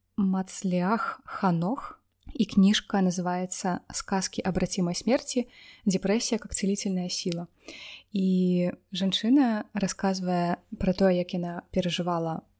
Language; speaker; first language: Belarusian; non-native, local second language; Russian